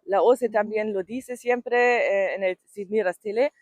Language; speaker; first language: Spanish; non-native, fluent; German